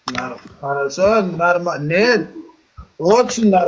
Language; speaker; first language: Russian; non-native, learner; Turkmen